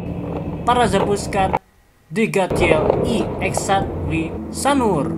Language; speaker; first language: Russian; non-native, learner; Indonesian